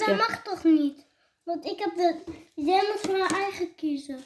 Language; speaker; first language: Dutch; early bilingual, other home language; Tigrinya